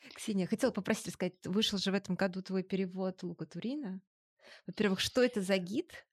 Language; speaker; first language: Russian; native; Russian